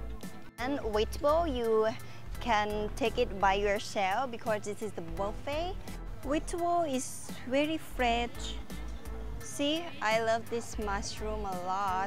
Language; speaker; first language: English; non-native, learner; Thai